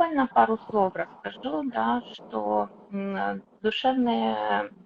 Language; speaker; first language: Russian; native; Russian